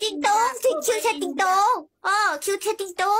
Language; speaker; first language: Thai; early bilingual, other home language; Korean